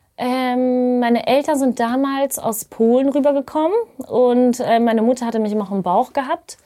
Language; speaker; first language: German; native; German